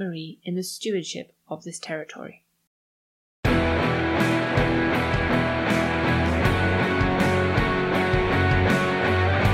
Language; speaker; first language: English; native; English